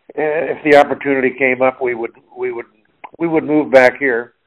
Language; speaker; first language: English; native; English